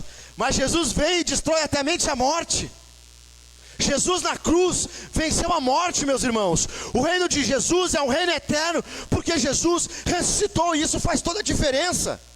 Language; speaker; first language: Portuguese; native; Portuguese